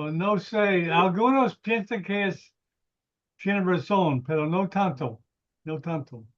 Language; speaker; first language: Spanish; non-native, learner; English